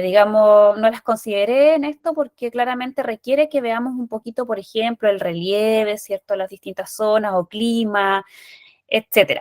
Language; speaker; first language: Spanish; native; Spanish